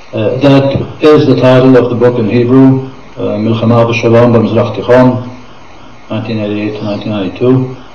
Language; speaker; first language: English; non-native, fluent; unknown